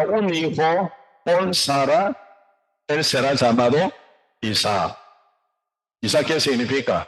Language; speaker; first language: Spanish; non-native, learner; Korean